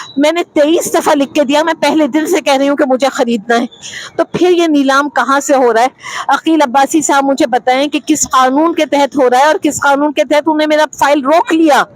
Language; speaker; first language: Urdu; native; Urdu